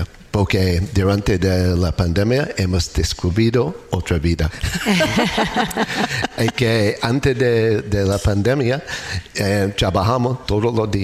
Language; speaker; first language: Spanish; non-native, learner; English